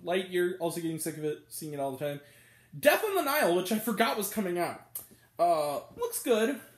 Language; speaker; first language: English; native; English